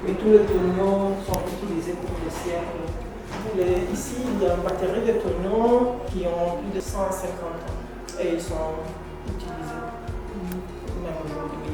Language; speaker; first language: French; non-native, fluent; Italian